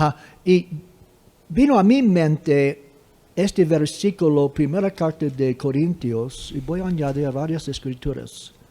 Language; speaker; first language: Spanish; non-native, fluent; English